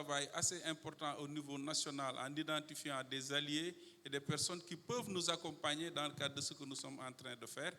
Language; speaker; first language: French; non-native, local second language; Wolof